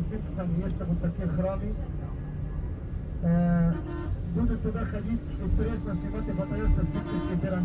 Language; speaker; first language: Russian; non-native, learner; Arabic